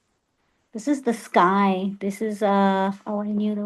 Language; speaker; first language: English; non-native, fluent; Spanish